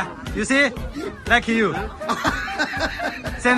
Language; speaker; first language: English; non-native, learner; Chinese